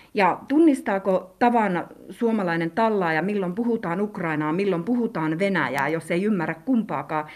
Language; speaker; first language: Finnish; native; Finnish